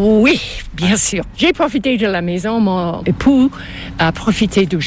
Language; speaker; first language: French; non-native, local second language; English